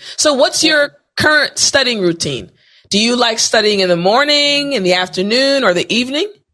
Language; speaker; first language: English; native; English